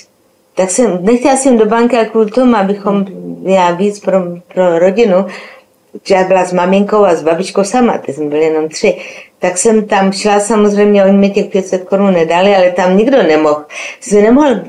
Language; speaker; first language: Czech; non-native, local second language; Slovak